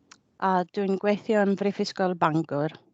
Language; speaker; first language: Welsh; non-native, learner; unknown